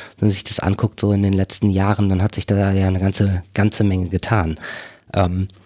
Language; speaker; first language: German; native; German